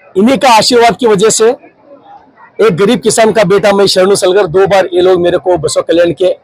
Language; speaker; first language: Hindi; non-native, local second language; Kannada